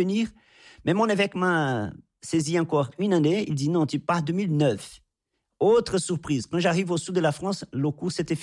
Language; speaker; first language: French; non-native, fluent; Portuguese